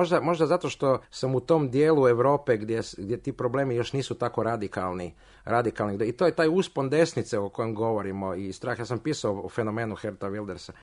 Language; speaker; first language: Croatian; native; Croatian